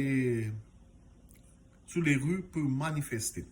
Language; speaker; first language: French; non-native, fluent; Portuguese